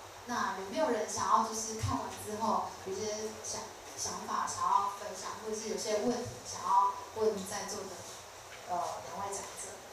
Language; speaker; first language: Chinese; native; Chinese